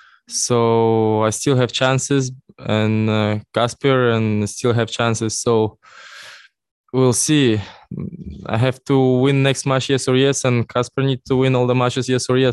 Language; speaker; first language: English; non-native, fluent; Russian